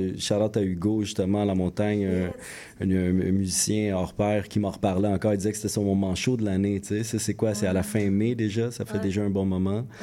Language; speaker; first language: French; native; French